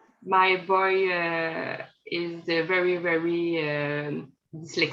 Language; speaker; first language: English; non-native, learner; French